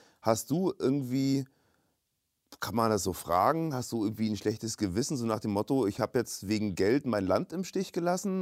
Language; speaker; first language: German; native; German